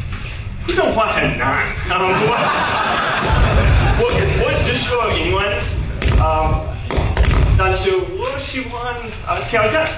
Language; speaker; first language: Chinese; non-native, learner; English